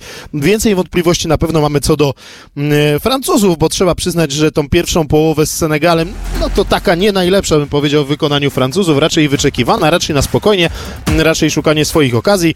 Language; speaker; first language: Polish; native; Polish